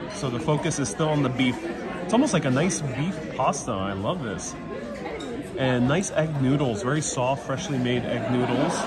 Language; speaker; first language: English; native; English